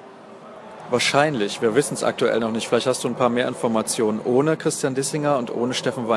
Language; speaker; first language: German; native; German